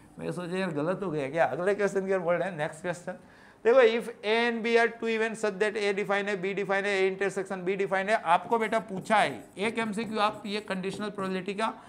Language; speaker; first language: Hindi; non-native, local second language; Gujarati